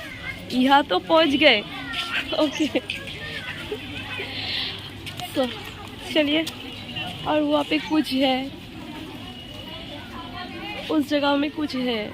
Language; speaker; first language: Hindi; non-native, local second language; Bangla